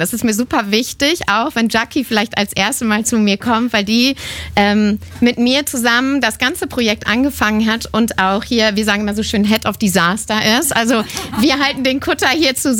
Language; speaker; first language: German; native; German